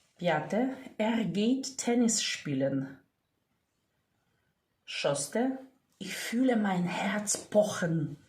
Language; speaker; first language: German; non-native, fluent; Ukrainian